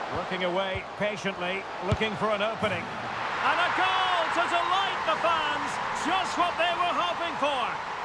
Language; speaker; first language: English; native; English